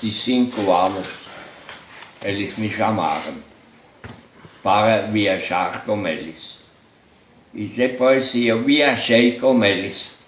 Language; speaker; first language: Portuguese; non-native, fluent; German